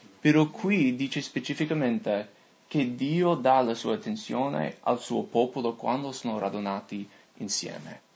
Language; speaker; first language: Italian; non-native, fluent; English